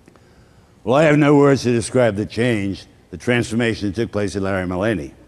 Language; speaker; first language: English; native; English